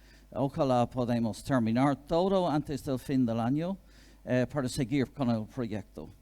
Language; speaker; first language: Spanish; non-native, fluent; English